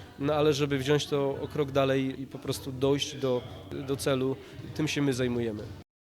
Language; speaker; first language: Polish; early bilingual, heritage; Polish